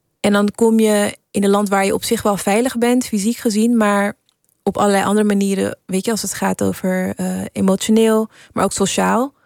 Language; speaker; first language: Dutch; early bilingual, other home language; English